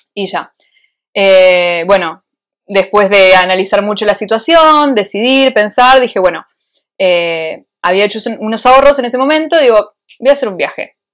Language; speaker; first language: Spanish; native; Spanish